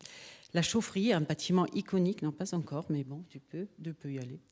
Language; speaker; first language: French; native; French